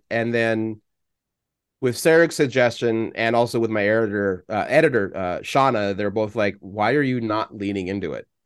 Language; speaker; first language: English; native; English